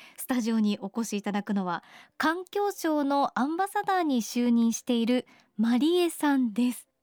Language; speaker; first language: Japanese; native; Japanese